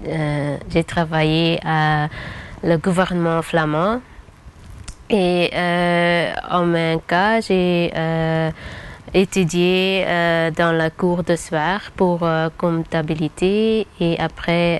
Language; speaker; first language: French; non-native, local second language; Dutch